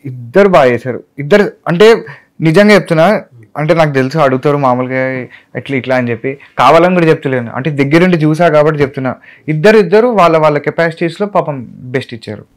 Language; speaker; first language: Telugu; native; Telugu